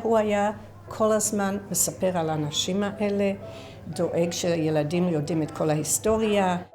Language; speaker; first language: Hebrew; non-native, fluent; English